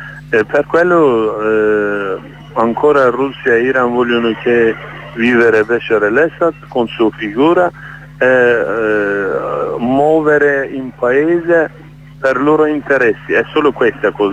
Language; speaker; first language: Italian; non-native, learner; Kurdish